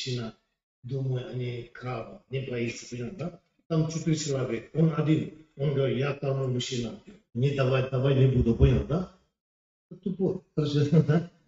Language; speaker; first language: Russian; non-native, learner; Tibetan